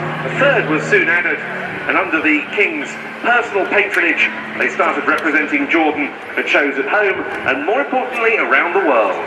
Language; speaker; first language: English; native; English